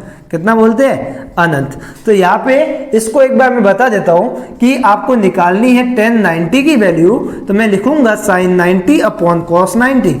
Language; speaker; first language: Hindi; native; Hindi